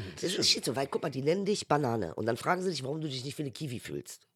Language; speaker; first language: German; early bilingual, other home language; Turkish